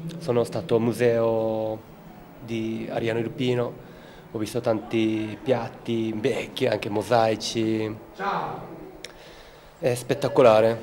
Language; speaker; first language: Italian; non-native, learner; Japanese